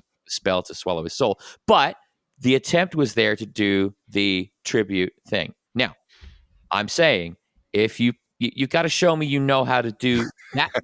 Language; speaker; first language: English; native; English